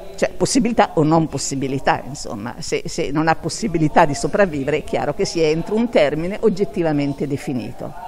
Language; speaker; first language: Italian; native; Italian